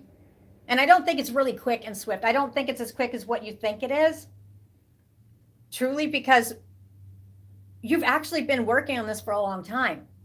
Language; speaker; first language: English; native; English